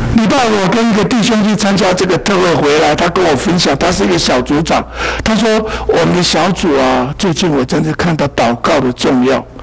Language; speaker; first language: Chinese; native; Chinese